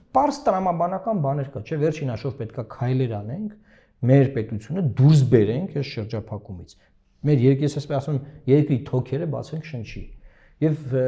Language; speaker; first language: Armenian; native; Armenian